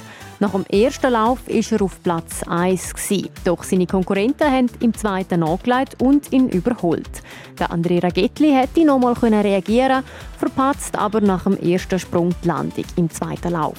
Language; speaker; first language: German; native; German